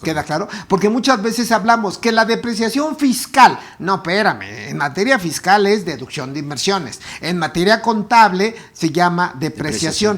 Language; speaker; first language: Spanish; native; Spanish